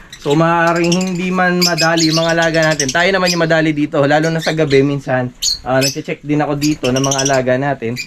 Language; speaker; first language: Filipino; non-native, local second language; Pampanga